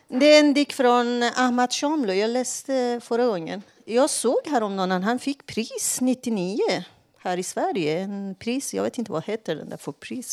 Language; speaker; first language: Swedish; non-native, fluent; Persian